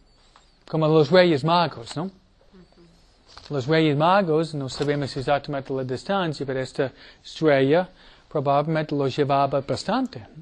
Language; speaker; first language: Spanish; non-native, fluent; English